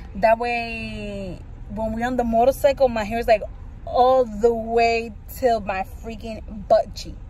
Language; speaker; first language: English; early bilingual, other home language; Spanish